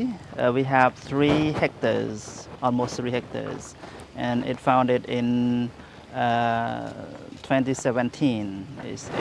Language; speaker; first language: English; non-native, learner; Khmer